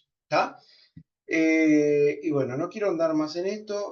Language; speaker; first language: Spanish; native; Spanish